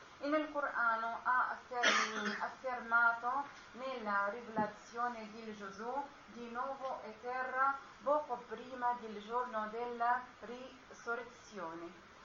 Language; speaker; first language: Italian; non-native, learner; Arabic